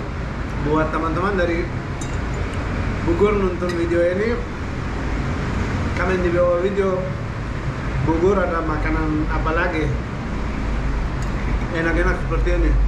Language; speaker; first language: Indonesian; non-native, learner; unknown